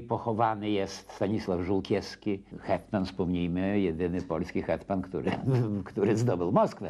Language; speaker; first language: Polish; native; Polish